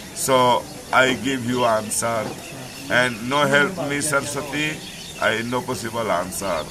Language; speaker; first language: English; non-native, learner; Hindi